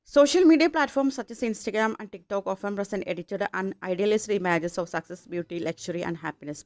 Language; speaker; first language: English; non-native, local second language; Malayalam